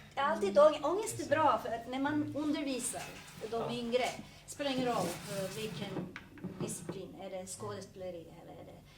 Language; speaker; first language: Swedish; non-native, fluent; Serbian